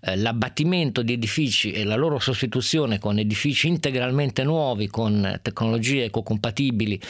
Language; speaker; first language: Italian; native; Italian